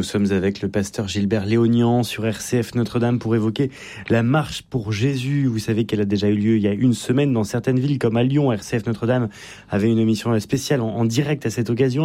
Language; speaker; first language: French; native; French